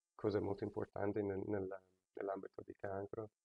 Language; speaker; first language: Italian; non-native, fluent; English